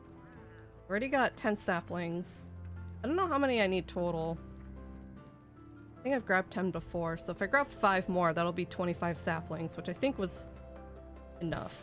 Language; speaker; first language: English; native; English